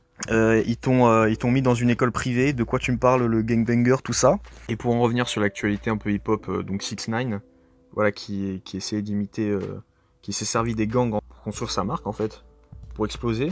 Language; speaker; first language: French; native; French